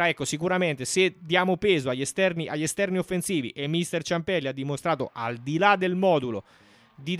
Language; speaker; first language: Italian; native; Italian